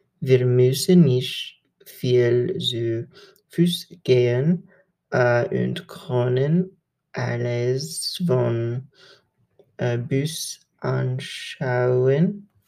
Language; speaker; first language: German; non-native, learner; English